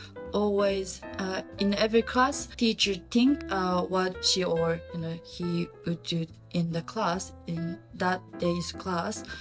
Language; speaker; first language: English; non-native, learner; Japanese